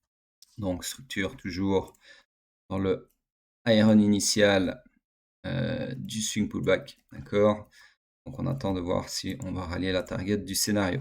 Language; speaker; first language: French; native; French